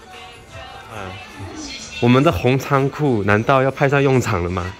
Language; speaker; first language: Chinese; native; Chinese